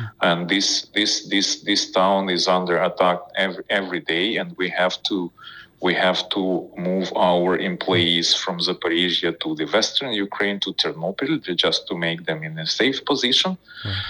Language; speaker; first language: English; non-native, fluent; Ukrainian